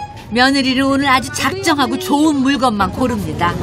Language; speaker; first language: Korean; native; Korean